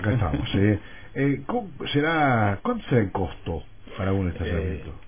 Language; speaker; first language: Spanish; native; Spanish